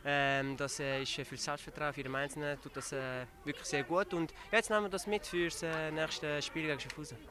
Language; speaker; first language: German; native; German